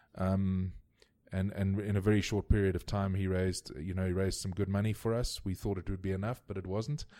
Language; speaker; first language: English; native; English